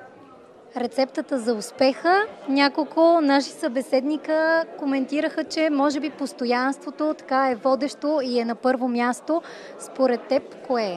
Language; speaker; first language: Bulgarian; native; Bulgarian